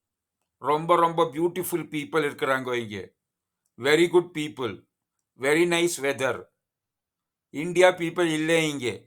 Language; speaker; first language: Tamil; non-native, learner; Kannada